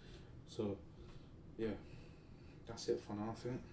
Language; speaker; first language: English; native; English